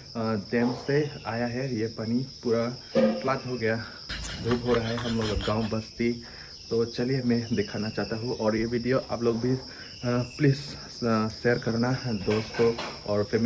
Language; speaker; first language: Hindi; non-native, local second language; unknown